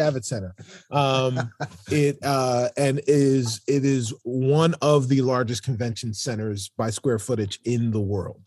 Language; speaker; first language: English; native; English